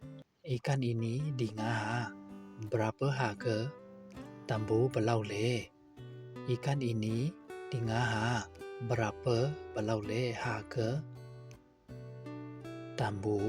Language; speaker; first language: Indonesian; non-native, learner; Burmese